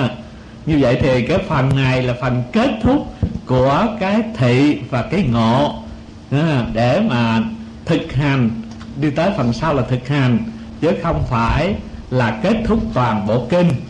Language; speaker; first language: Vietnamese; native; Vietnamese